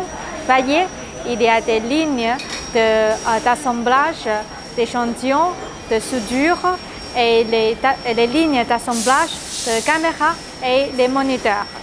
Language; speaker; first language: French; non-native, learner; Chinese